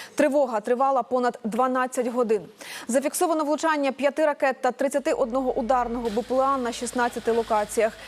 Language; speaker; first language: Ukrainian; native; Ukrainian